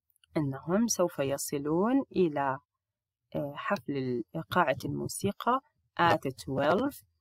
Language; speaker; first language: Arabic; native; Arabic